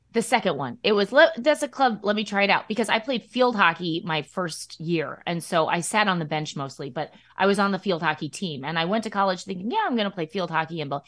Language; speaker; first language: English; native; English